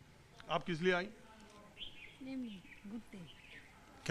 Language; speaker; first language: Hindi; native; Hindi